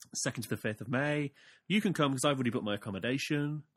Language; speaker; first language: English; native; English